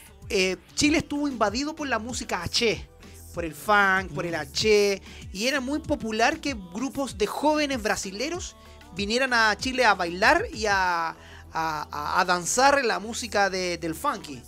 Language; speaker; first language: Spanish; native; Spanish